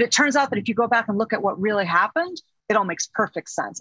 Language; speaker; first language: English; native; English